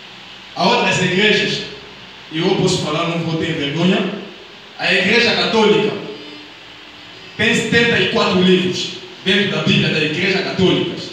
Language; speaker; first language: Portuguese; non-native, learner; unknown